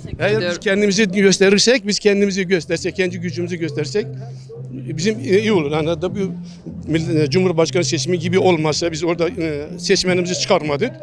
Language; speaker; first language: Turkish; non-native, local second language; Kurdish